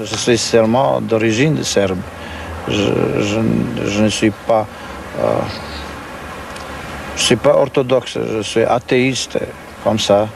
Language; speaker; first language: French; non-native, learner; Serbian